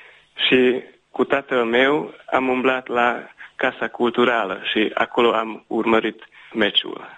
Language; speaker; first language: Romanian; early bilingual, heritage; Romanian